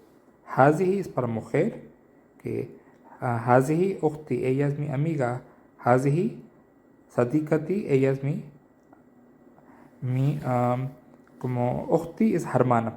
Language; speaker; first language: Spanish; non-native, learner; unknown